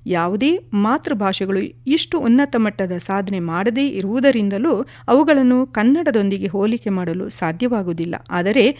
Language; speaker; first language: Kannada; non-native, local second language; Kodava